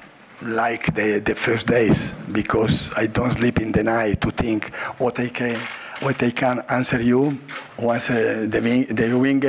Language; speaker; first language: English; non-native, learner; Italian